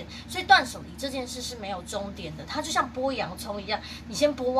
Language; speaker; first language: Chinese; native; Chinese